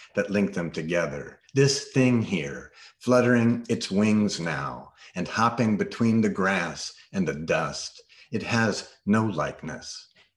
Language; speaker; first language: English; native; English